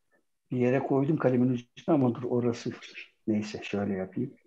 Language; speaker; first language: Turkish; native; Turkish